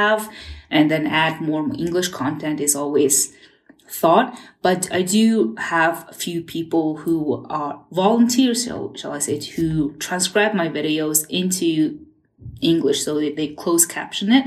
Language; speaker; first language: English; non-native, fluent; Mongolian